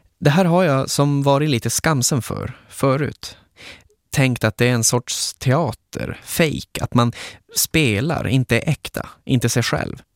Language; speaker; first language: Swedish; native; Swedish